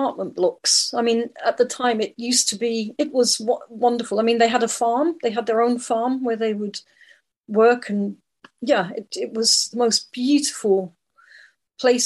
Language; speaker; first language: English; native; English